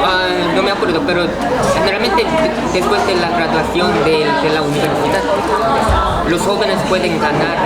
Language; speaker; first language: Spanish; non-native, fluent; Korean